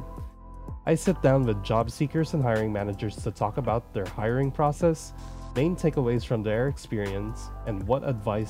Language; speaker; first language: English; non-native, local second language; Filipino